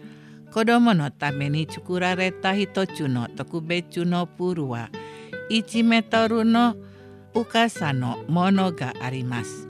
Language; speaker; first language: Japanese; non-native, fluent; Indonesian